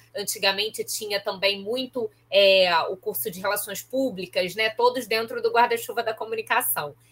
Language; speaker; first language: Portuguese; native; Portuguese